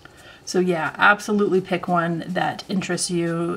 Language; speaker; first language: English; native; English